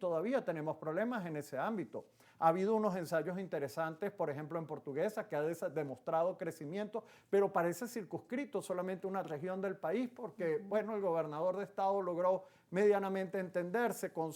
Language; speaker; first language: Spanish; native; Spanish